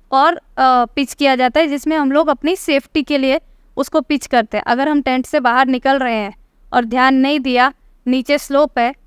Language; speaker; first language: Hindi; native; Hindi